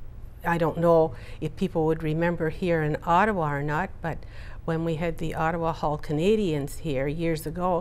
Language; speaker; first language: English; native; English